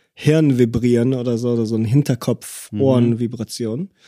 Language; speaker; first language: German; early bilingual, other home language; Hebrew